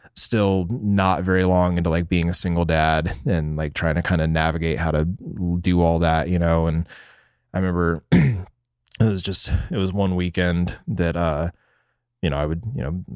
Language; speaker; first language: English; native; English